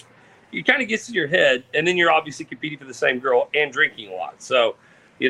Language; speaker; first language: English; native; English